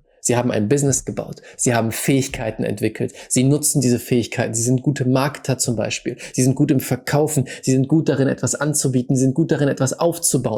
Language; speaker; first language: German; native; German